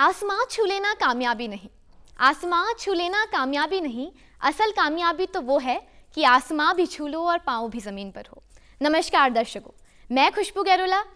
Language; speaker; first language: Hindi; native; Hindi